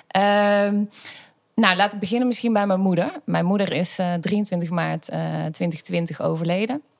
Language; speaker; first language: Dutch; native; Dutch